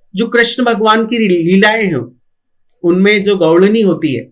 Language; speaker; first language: Hindi; non-native, local second language; Marathi